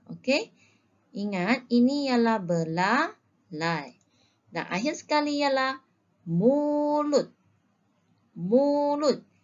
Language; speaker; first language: Malay; non-native, local second language; Chinese